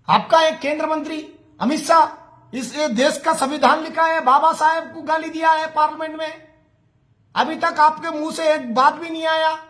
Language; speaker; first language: Hindi; non-native, local second language; Telugu